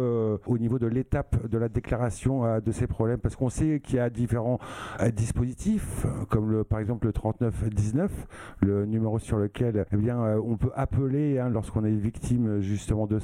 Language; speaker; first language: French; native; French